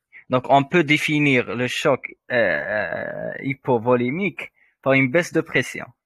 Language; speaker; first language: French; non-native, local second language; Arabic